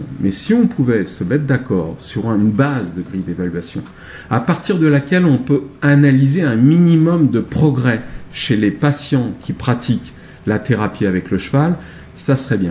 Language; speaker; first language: French; native; French